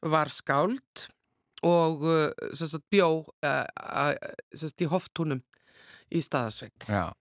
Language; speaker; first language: Icelandic; native; Icelandic